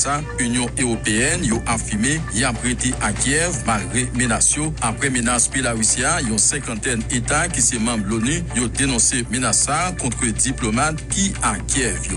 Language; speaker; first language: French; non-native, local second language; Haitian Creole